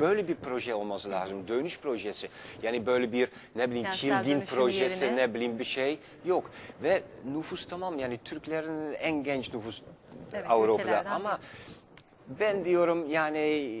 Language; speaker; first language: Turkish; non-native, fluent; Dutch